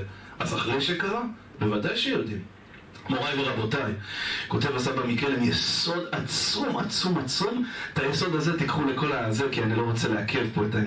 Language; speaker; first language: Hebrew; native; Hebrew